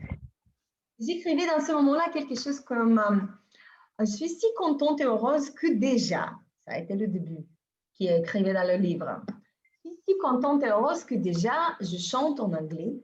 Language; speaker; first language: French; non-native, fluent; Bulgarian